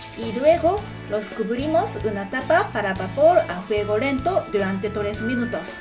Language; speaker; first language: Spanish; non-native, learner; Japanese